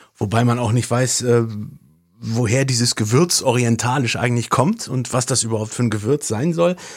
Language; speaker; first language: German; native; German